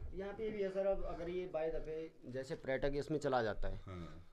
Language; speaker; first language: Hindi; non-native, local second language; Garhwali